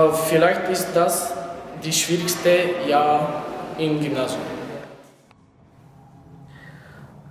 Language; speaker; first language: German; non-native, learner; Bulgarian